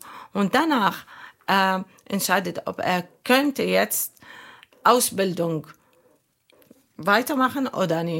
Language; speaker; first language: German; non-native, fluent; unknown